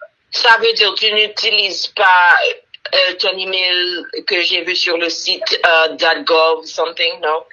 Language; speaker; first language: French; early bilingual, heritage; French